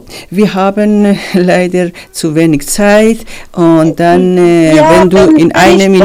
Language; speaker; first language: German; non-native, learner; Persian